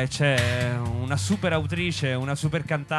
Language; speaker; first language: Italian; native; Italian